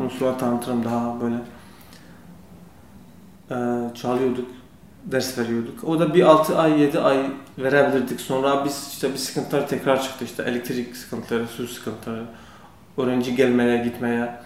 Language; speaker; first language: Turkish; non-native, learner; Kurdish